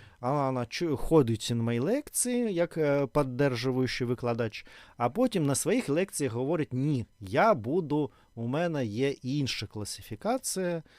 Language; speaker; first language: Ukrainian; non-native, learner; Russian